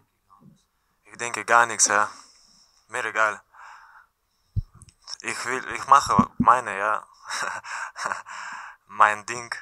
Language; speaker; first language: German; non-native, learner; Russian